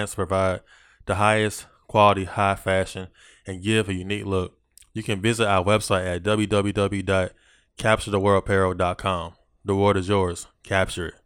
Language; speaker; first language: English; native; English